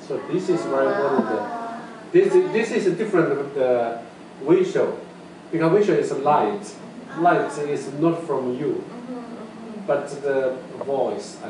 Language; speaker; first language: English; non-native, learner; Chinese